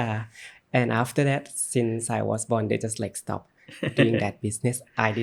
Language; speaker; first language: English; non-native, learner; Thai